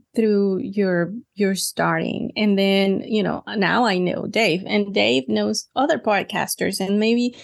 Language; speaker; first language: English; non-native, fluent; Spanish